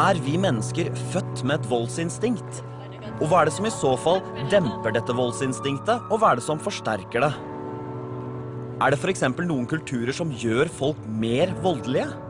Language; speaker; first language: Norwegian; native; Norwegian